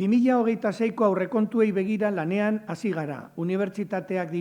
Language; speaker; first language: Basque; native; Basque